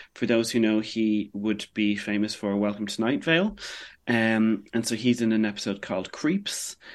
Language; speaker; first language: English; native; English